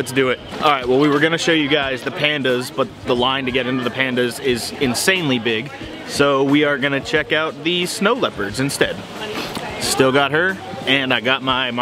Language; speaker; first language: English; native; English